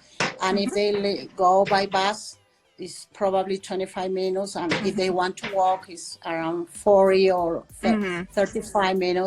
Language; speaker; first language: English; non-native, fluent; Spanish